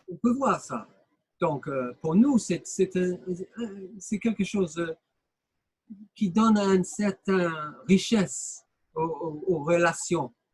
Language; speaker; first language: French; non-native, fluent; English